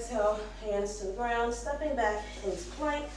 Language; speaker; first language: English; native; English